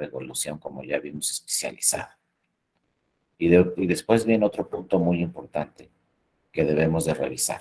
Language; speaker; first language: Spanish; native; Spanish